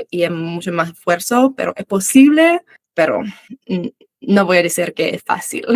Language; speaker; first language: Spanish; non-native, fluent; English